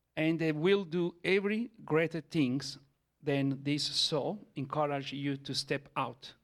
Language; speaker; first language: English; non-native, learner; Italian